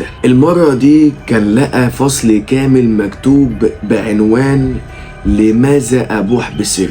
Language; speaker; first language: Arabic; native; Arabic